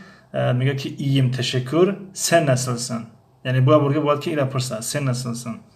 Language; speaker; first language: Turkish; non-native, fluent; Tajik